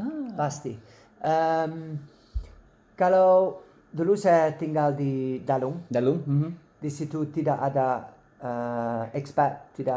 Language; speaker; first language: Indonesian; non-native, learner; Dutch